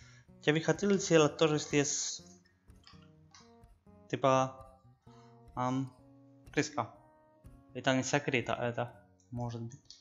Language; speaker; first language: Russian; non-native, learner; Spanish